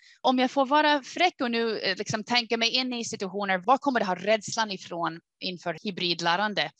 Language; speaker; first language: Swedish; non-native, fluent; English